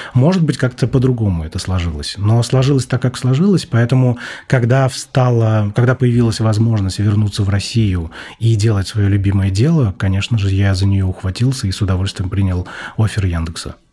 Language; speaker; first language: Russian; native; Russian